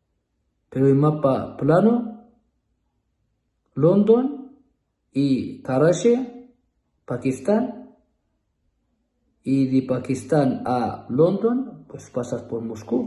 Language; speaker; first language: Spanish; non-native, fluent; Arabic